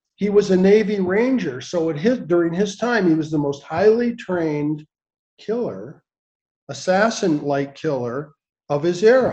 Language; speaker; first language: English; native; English